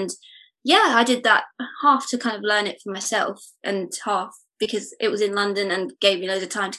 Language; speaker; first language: English; native; English